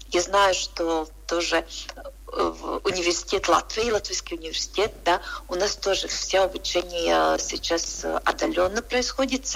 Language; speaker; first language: Russian; non-native, local second language; Latvian